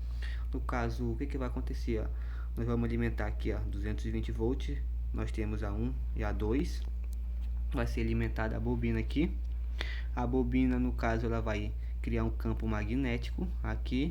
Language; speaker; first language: Portuguese; native; Portuguese